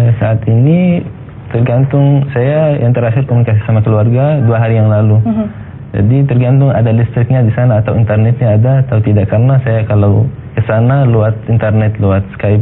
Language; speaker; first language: Indonesian; non-native, fluent; Arabic